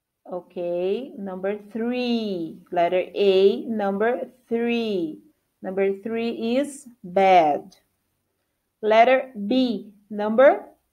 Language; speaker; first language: English; non-native, fluent; Portuguese